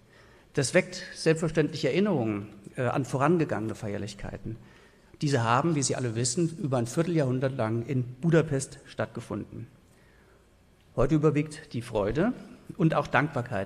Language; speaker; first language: German; native; German